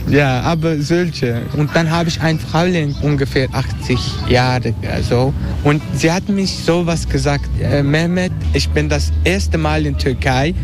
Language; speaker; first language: German; non-native, learner; Turkish